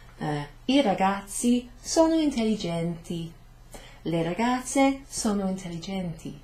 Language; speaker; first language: Italian; non-native, fluent; English